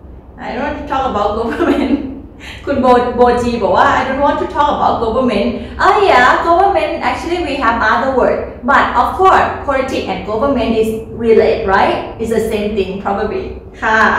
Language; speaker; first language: English; non-native, learner; Thai